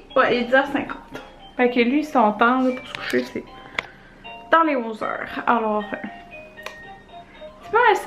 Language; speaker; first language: French; native; French